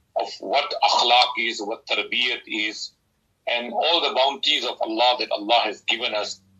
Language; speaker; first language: English; native; English